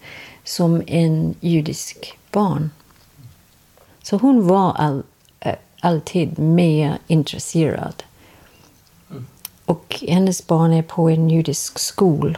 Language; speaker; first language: Swedish; non-native, fluent; English